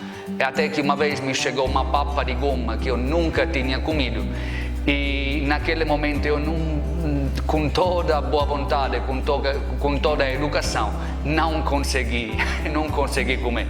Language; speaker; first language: Portuguese; non-native, fluent; Italian